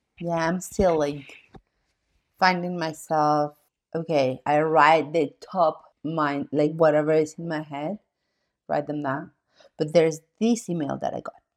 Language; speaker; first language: English; non-native, fluent; Spanish